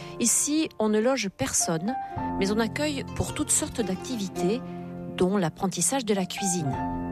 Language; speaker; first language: French; native; French